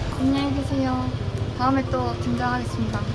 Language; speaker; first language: Korean; native; Korean